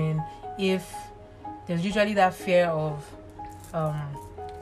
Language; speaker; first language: English; non-native, local second language; Igbo